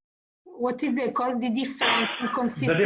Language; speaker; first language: English; non-native, learner; Italian